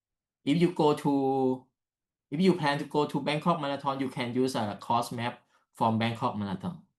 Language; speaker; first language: English; non-native, learner; Thai